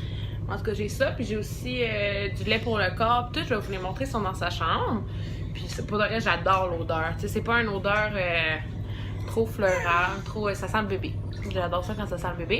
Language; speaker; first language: French; native; French